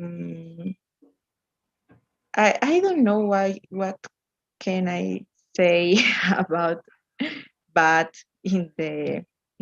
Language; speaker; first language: English; non-native, learner; Spanish